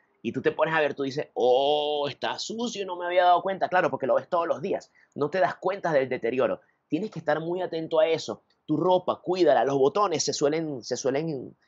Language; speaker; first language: Spanish; native; Spanish